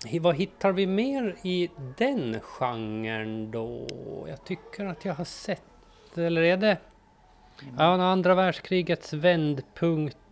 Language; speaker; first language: Swedish; native; Swedish